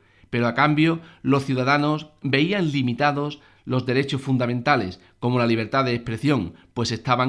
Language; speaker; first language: Spanish; native; Spanish